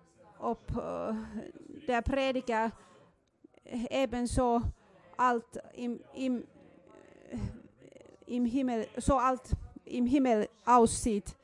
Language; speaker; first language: German; non-native, fluent; Finnish